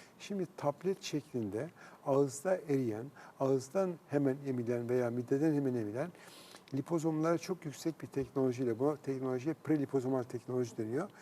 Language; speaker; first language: Turkish; native; Turkish